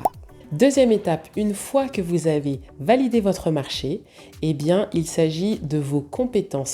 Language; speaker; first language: French; native; French